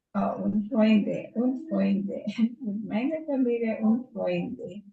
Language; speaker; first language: German; non-native, learner; Filipino